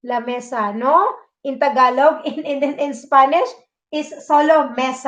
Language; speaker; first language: Spanish; non-native, fluent; Filipino